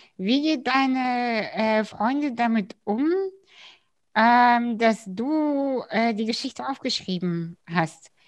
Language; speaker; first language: German; early bilingual, other home language; Russian